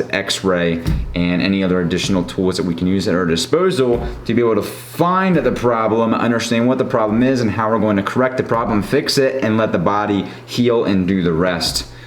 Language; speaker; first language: English; native; English